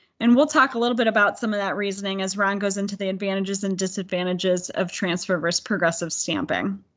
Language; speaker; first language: English; native; English